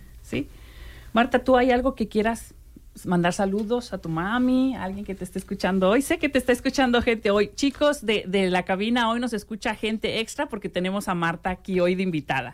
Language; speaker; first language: Spanish; native; Spanish